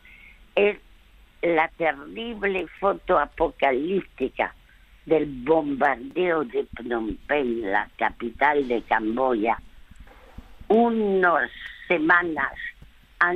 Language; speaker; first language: Spanish; early bilingual, other home language; French